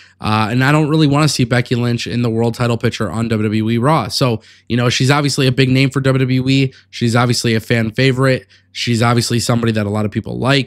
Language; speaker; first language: English; native; English